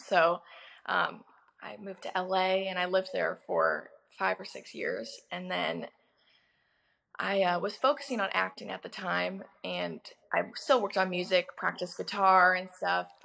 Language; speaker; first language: English; native; English